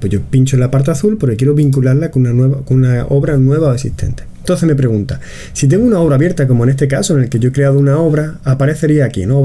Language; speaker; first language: Spanish; native; Spanish